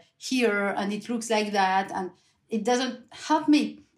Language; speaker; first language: English; non-native, fluent; French